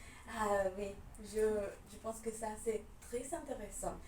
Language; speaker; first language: French; non-native, fluent; Spanish